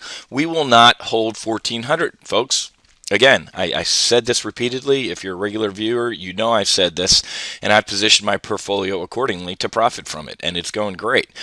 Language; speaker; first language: English; native; English